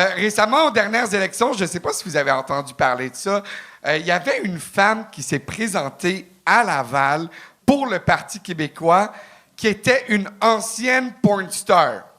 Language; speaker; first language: French; non-native, local second language; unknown